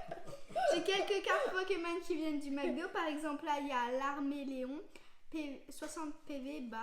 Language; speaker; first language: French; native; French